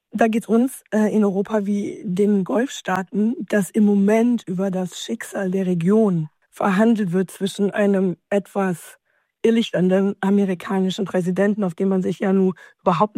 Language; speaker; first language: German; native; German